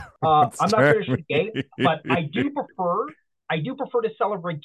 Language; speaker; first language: English; native; English